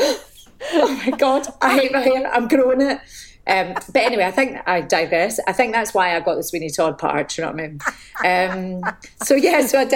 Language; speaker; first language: English; native; English